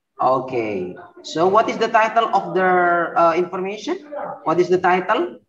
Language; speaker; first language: English; non-native, learner; Indonesian